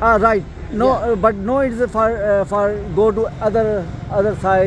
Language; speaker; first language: English; non-native, learner; Spanish